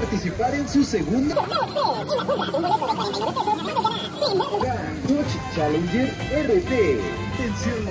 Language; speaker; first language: Spanish; native; Spanish